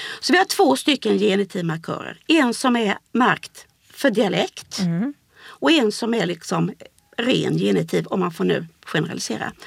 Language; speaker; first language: Swedish; native; Swedish